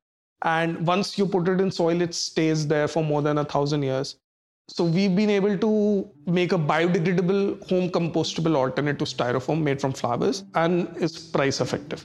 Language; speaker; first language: English; non-native, local second language; Hindi